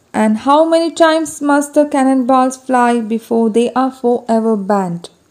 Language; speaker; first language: English; non-native, local second language; Malayalam